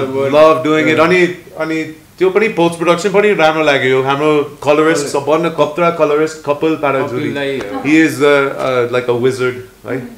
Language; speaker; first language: Nepali; non-native, learner; English